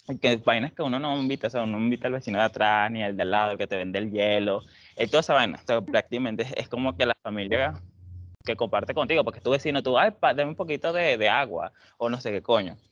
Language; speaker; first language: Spanish; native; Spanish